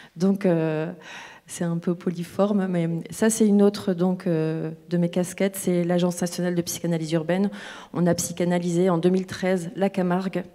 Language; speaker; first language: French; native; French